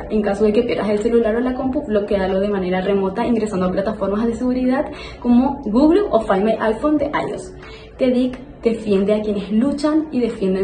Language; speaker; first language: Spanish; native; Spanish